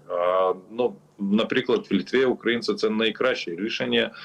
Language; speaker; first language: Ukrainian; non-native, learner; Lithuanian